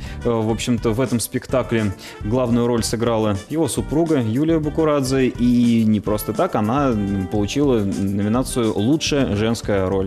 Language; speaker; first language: Russian; native; Russian